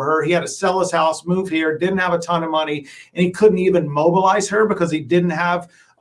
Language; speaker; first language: English; native; English